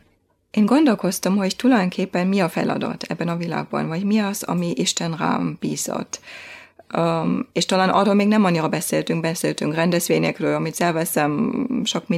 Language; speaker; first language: Hungarian; non-native, fluent; German